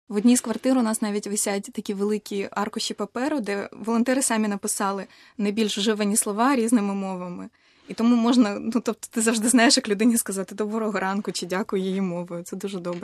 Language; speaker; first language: Ukrainian; native; Ukrainian